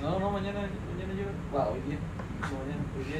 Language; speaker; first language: Spanish; native; Spanish